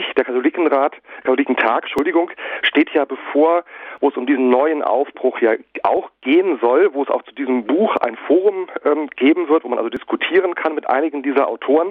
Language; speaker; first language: German; native; German